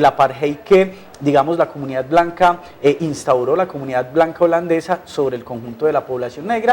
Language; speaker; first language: Spanish; native; Spanish